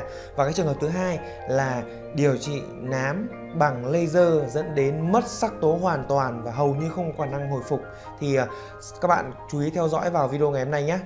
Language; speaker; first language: Vietnamese; native; Vietnamese